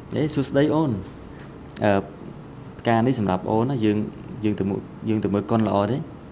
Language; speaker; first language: Khmer; native; Khmer